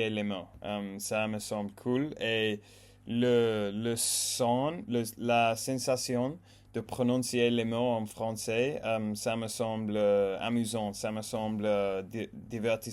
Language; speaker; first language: French; non-native, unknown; English